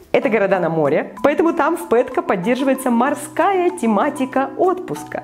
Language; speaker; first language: Russian; native; Russian